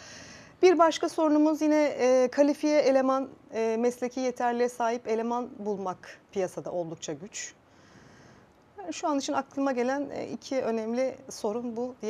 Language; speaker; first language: Turkish; native; Turkish